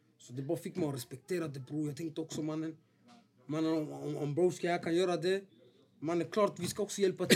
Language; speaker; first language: Swedish; native; Swedish